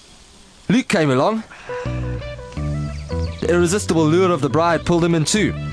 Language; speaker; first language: English; native; English